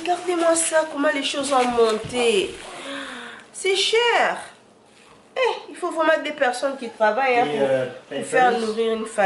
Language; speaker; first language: French; non-native, local second language; Lingala